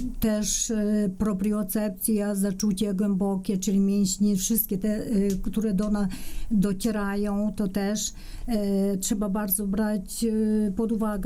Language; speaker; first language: Polish; non-native, fluent; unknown